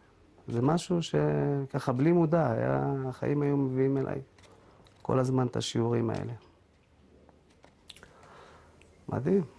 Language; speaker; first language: Hebrew; native; Hebrew